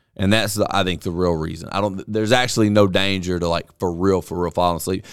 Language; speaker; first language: English; native; English